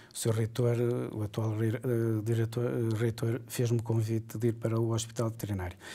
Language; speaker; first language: Portuguese; native; Portuguese